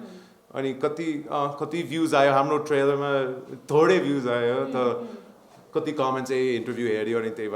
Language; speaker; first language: Nepali; non-native, learner; English